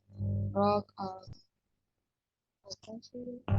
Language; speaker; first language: English; non-native, learner; Indonesian